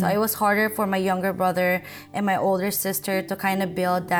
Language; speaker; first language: English; non-native, local second language; Filipino